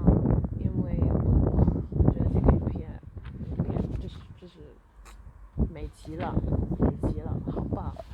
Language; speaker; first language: Chinese; early bilingual, heritage; Chinese